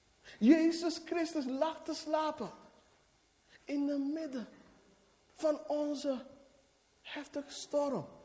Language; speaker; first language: Dutch; non-native, fluent; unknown